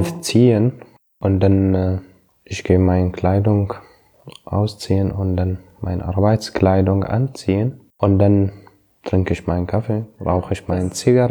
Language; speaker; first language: German; non-native, learner; Arabic